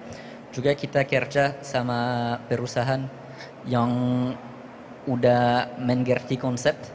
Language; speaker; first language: Indonesian; non-native, fluent; French